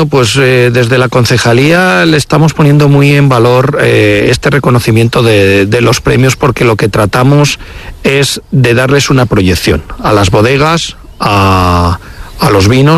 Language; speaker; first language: Spanish; native; Spanish